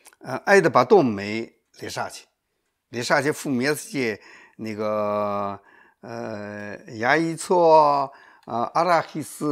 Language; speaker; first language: Russian; non-native, learner; Chinese